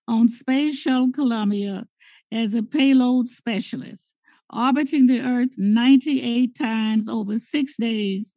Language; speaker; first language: English; native; English